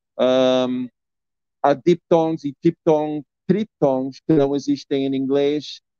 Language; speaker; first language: Portuguese; non-native, fluent; English